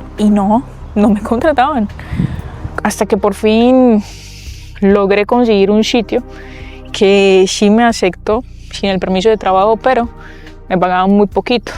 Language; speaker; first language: Spanish; native; Spanish